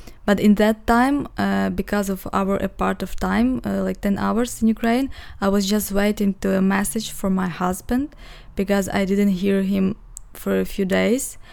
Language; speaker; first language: English; non-native, learner; Ukrainian